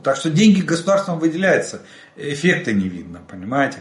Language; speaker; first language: Russian; native; Russian